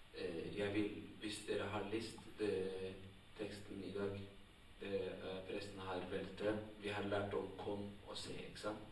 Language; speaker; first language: Norwegian; non-native, fluent; Tigrinya